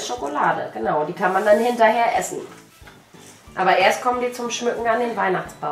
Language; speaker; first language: German; native; German